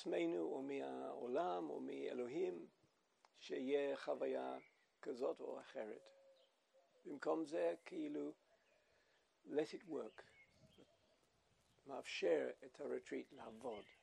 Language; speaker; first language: Hebrew; non-native, fluent; English